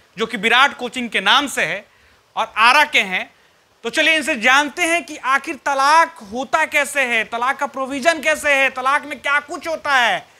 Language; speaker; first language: Hindi; native; Hindi